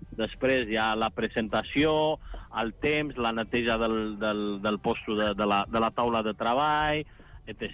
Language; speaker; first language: Catalan; non-native, fluent; Romanian